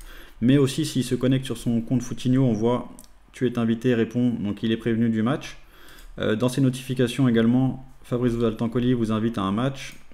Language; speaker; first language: French; native; French